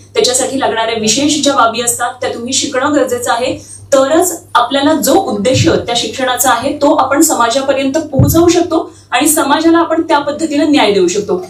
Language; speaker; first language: Marathi; native; Marathi